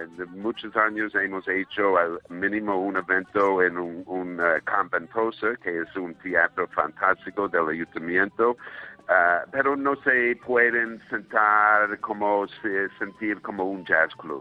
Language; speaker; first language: Spanish; non-native, fluent; English